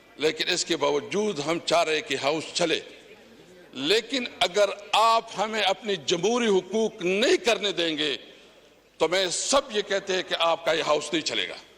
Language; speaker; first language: Urdu; non-native, local second language; Pashto